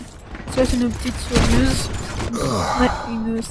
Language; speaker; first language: French; native; French